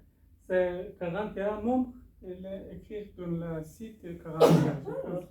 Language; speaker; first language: French; non-native, learner; Persian